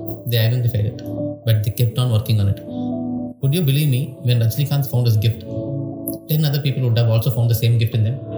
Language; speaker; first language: English; non-native, local second language; Tamil